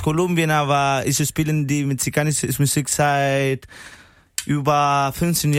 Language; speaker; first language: German; non-native, learner; Spanish